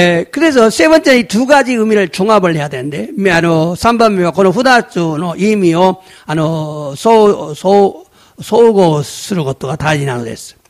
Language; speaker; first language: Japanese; non-native, fluent; Korean